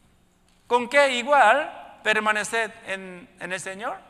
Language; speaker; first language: Spanish; non-native, learner; Korean